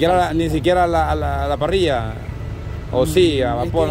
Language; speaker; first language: Spanish; native; Spanish